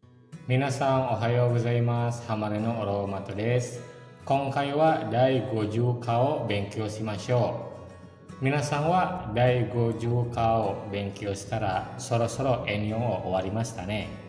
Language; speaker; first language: Japanese; non-native, fluent; Indonesian